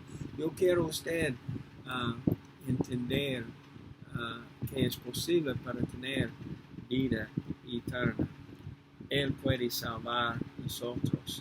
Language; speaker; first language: Spanish; non-native, fluent; English